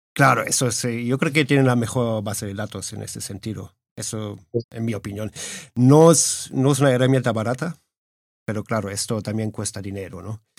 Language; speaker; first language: Spanish; early bilingual, heritage; Spanish